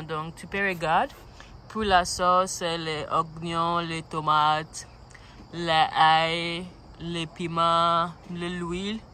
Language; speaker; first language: French; non-native, learner; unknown